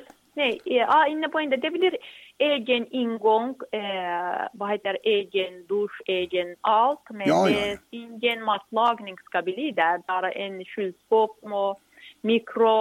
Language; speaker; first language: Swedish; non-native, learner; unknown